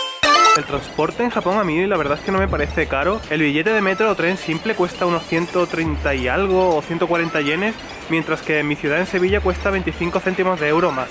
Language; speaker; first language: Spanish; native; Spanish